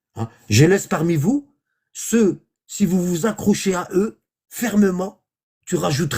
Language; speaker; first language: French; native; French